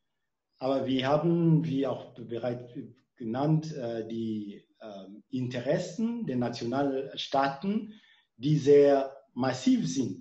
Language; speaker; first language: German; non-native, fluent; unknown